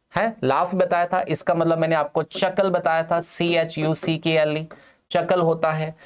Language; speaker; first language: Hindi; non-native, local second language; Punjabi